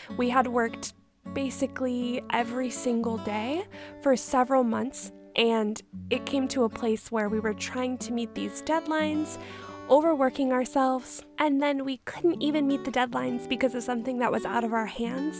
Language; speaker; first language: English; native; English